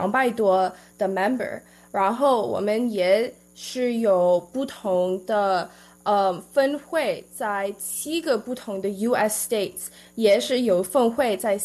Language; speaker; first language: Chinese; early bilingual, heritage; Chinese